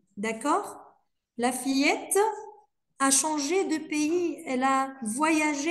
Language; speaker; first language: French; non-native, local second language; Arabic